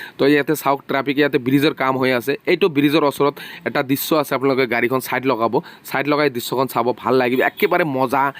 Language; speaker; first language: Assamese; non-native, local second language; Bangla